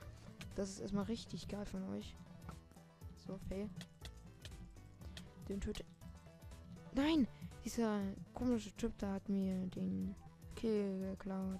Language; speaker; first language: German; native; German